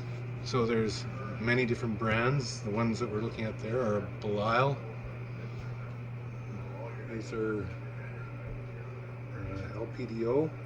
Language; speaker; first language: English; native; English